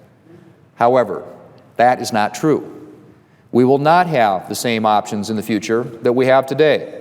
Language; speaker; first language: English; native; English